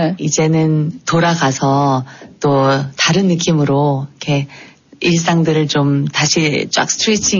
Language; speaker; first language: Korean; native; Korean